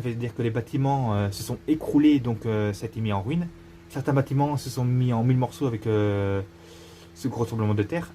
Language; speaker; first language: French; native; French